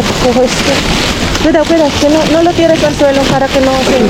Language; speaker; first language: Spanish; non-native, learner; Filipino